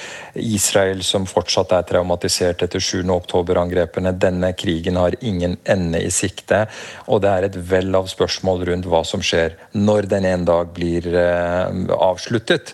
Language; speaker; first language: Norwegian; native; Norwegian